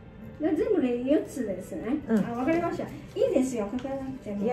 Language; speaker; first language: Japanese; non-native, fluent; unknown